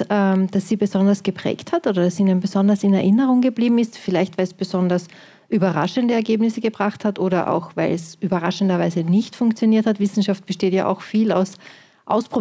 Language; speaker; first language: German; native; German